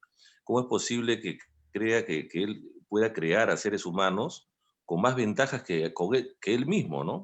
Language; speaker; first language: Spanish; native; Spanish